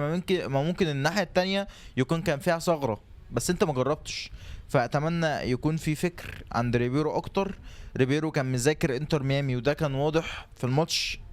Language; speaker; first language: Arabic; native; Arabic